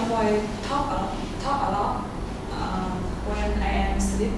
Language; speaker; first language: English; non-native, learner; Vietnamese